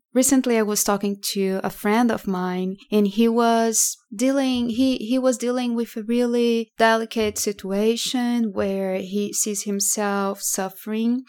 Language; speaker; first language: English; non-native, fluent; Portuguese